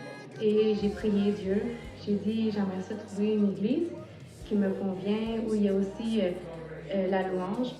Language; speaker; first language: French; native; French